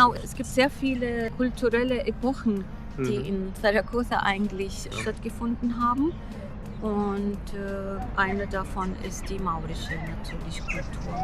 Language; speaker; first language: German; non-native, fluent; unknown